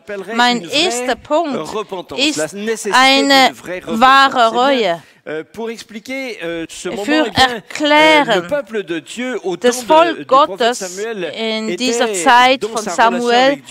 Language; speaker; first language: German; non-native, fluent; French